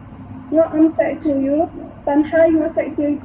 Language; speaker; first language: Cantonese; non-native, learner; Indonesian